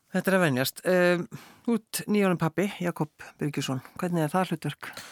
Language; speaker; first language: Icelandic; native; Icelandic